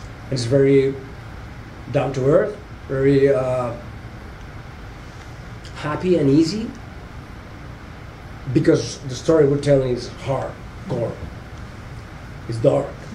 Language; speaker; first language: English; non-native, fluent; Spanish